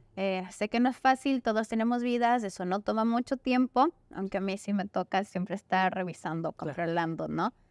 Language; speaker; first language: Spanish; native; Spanish